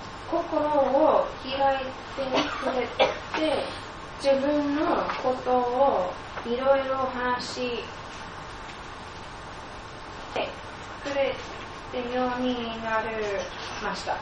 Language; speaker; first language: Japanese; non-native, learner; English